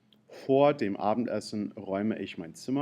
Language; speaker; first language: German; non-native, fluent; English